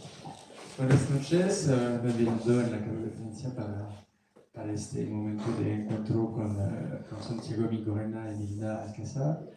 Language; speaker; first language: Spanish; non-native, fluent; French